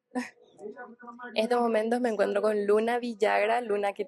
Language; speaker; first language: Spanish; native; Spanish